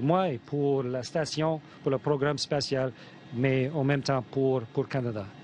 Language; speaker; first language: French; non-native, fluent; English